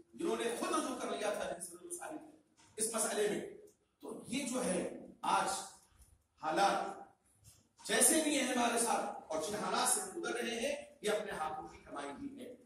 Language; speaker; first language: Urdu; native; Urdu